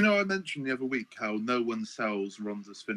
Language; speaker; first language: English; native; English